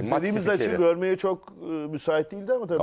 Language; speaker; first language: Turkish; native; Turkish